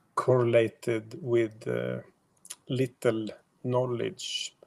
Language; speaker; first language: English; non-native, fluent; Swedish